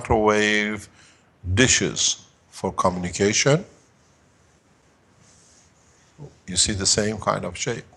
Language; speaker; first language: English; non-native, fluent; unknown